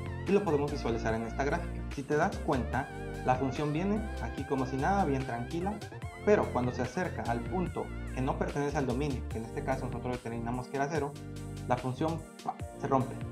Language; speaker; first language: Spanish; native; Spanish